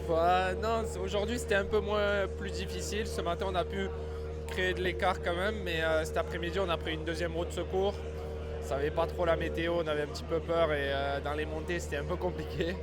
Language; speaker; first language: French; native; French